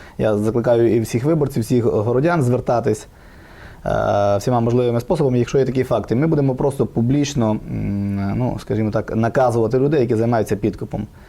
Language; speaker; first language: Ukrainian; native; Ukrainian